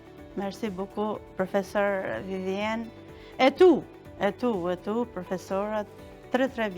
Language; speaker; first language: French; non-native, learner; Albanian